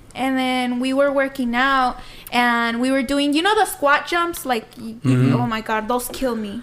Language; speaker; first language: English; early bilingual, other home language; Spanish